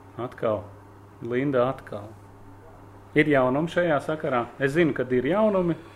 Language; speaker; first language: Latvian; native; Latvian